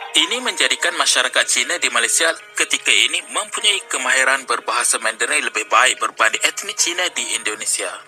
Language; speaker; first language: Malay; native; Malay